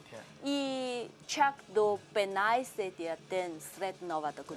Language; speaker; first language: Bulgarian; non-native, fluent; Chinese